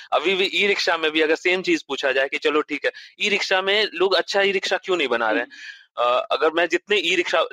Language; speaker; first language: Hindi; native; Hindi